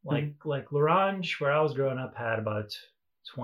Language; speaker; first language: English; native; English